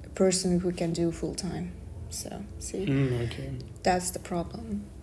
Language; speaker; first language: English; non-native, fluent; Kazakh